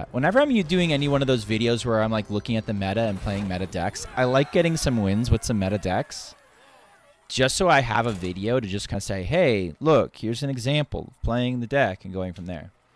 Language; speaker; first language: English; native; English